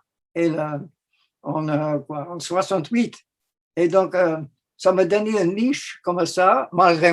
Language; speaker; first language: French; non-native, fluent; English